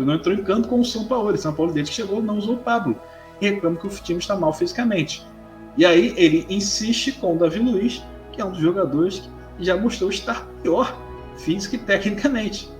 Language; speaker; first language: Portuguese; native; Portuguese